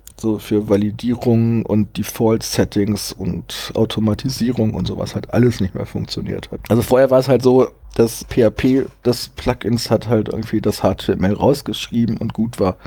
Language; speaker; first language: German; native; German